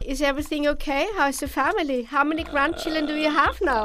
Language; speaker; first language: English; non-native, fluent; German